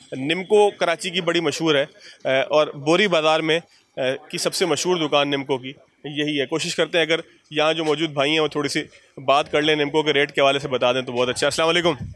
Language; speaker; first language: Urdu; native; Urdu